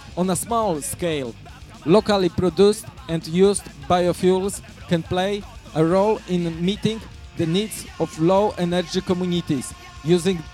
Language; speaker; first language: English; non-native, fluent; Polish